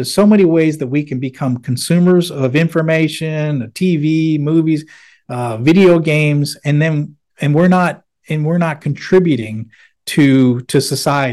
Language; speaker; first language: English; native; English